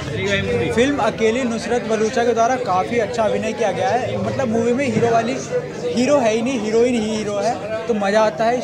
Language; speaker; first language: Hindi; native; Hindi